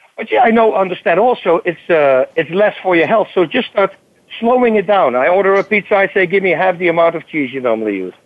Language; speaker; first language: English; non-native, fluent; Dutch